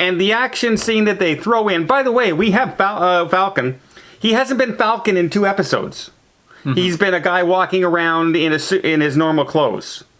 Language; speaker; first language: English; native; English